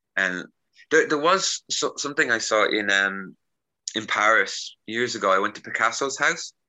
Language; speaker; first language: English; native; English